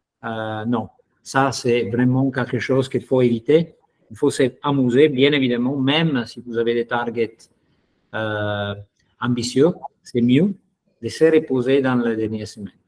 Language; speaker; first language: French; non-native, fluent; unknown